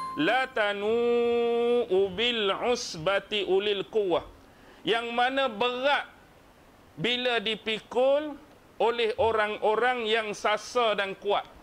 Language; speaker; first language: Malay; native; Malay